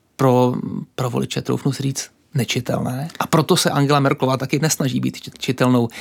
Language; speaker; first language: Czech; native; Czech